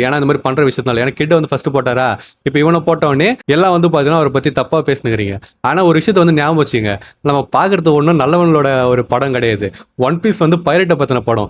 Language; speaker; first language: Tamil; native; Tamil